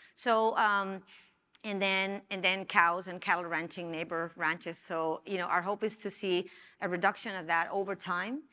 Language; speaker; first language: English; non-native, fluent; Spanish